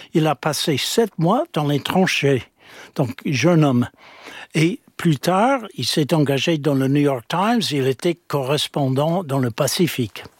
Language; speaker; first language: French; non-native, fluent; English